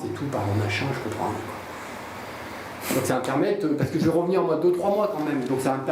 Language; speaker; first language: French; native; French